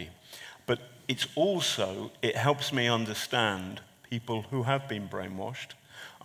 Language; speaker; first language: English; native; English